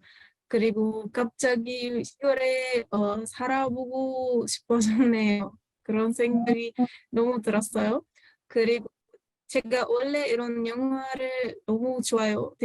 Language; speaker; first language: Korean; non-native, fluent; Arabic